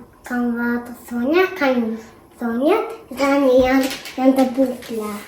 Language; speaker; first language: Albanian; early bilingual, heritage; Albanian